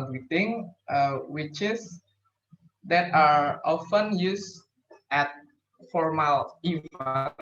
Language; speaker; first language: English; non-native, learner; Indonesian